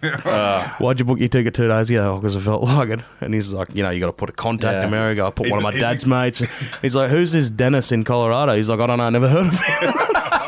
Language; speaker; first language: English; native; English